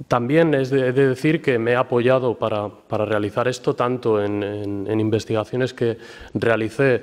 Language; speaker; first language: Spanish; native; Spanish